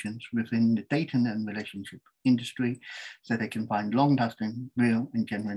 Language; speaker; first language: English; native; English